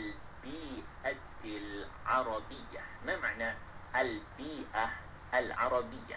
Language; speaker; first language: Arabic; non-native, fluent; Malay